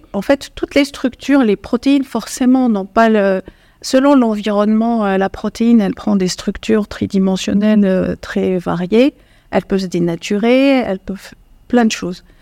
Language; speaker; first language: French; non-native, local second language; Arabic